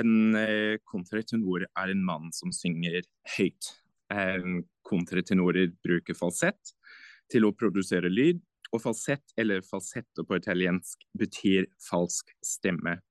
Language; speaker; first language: Norwegian; non-native, fluent; English